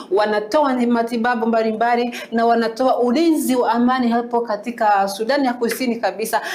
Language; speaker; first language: Swahili; non-native, local second language; Kinyarwanda